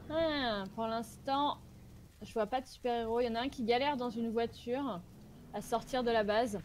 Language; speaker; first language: French; native; French